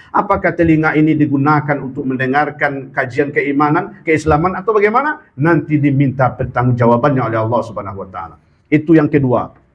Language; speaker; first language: Malay; non-native, local second language; Minangkabau